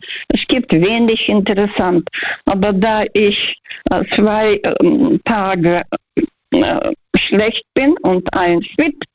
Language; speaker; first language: German; non-native, local second language; Russian